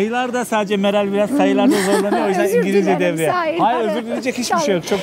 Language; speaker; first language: Turkish; native; Turkish